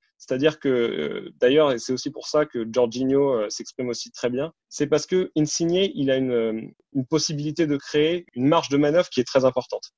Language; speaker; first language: French; native; French